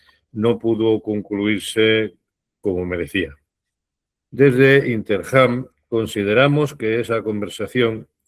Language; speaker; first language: Spanish; native; Spanish